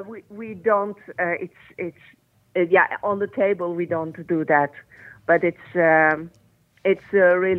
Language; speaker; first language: English; non-native, learner; Turkish